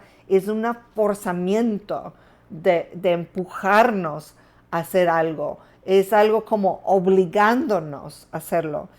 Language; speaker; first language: Spanish; non-native, fluent; English